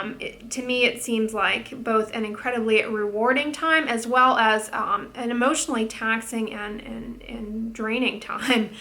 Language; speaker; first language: English; native; English